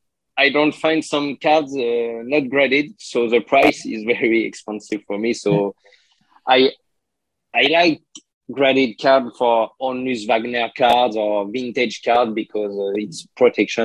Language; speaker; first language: English; non-native, learner; French